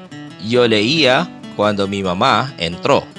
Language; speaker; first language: Spanish; non-native, fluent; Filipino